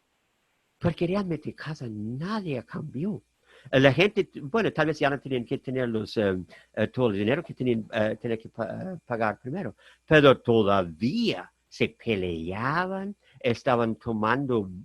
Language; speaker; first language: Spanish; non-native, fluent; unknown